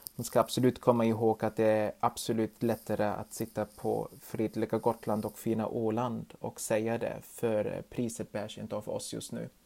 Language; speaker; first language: Swedish; non-native, fluent; German